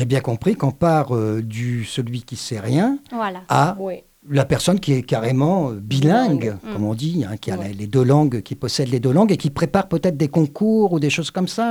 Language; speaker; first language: French; native; French